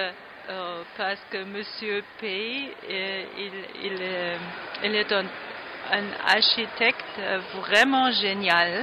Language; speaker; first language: French; non-native, fluent; German